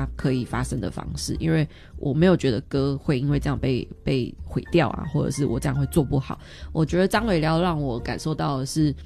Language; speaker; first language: Chinese; native; Chinese